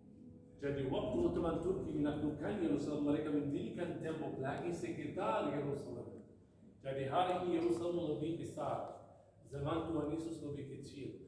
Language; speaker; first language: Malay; non-native, fluent; Arabic